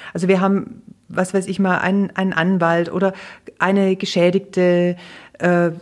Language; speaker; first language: German; native; German